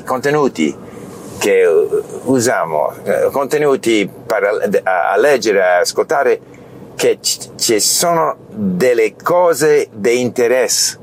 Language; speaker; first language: Italian; non-native, learner; English